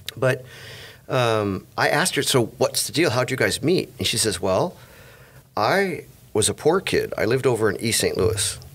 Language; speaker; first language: English; native; English